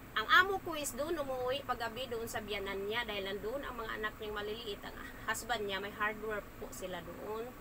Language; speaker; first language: Filipino; non-native, local second language; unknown